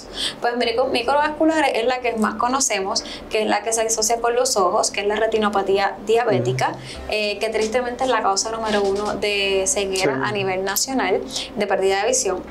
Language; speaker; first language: Spanish; native; Spanish